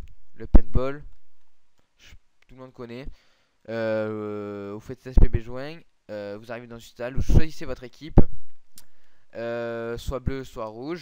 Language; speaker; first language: French; native; French